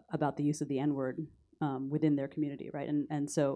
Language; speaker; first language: English; native; English